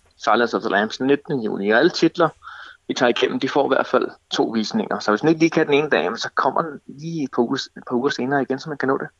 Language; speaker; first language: Danish; native; Danish